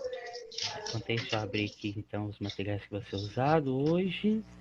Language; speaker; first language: Portuguese; native; Portuguese